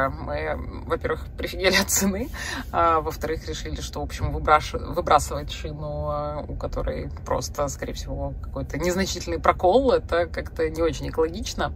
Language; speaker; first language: Russian; native; Russian